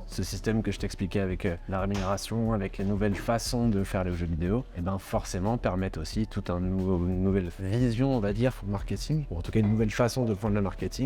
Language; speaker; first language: French; native; French